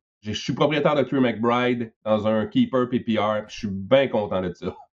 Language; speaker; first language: French; native; French